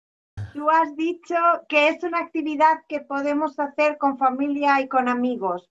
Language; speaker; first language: Italian; non-native, learner; Spanish